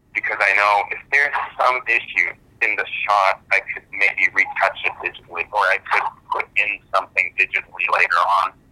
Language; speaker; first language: English; early bilingual, other home language; German